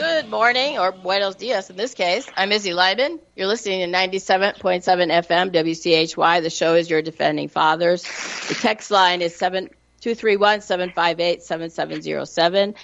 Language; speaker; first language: English; native; English